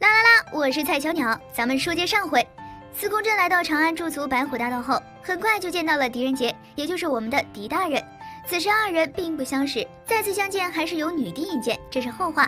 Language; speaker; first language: Chinese; native; Chinese